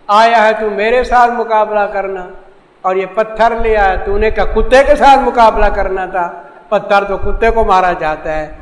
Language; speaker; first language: Urdu; non-native, local second language; Saraiki